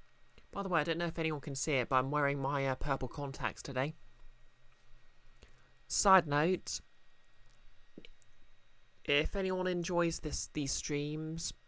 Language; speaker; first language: English; native; English